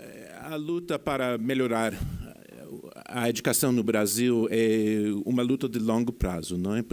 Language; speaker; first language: Portuguese; non-native, fluent; English